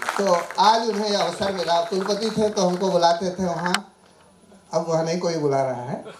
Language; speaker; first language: Hindi; non-native, local second language; Marathi